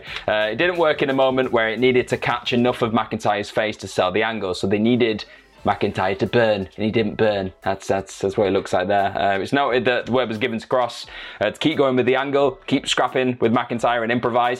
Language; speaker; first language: English; native; English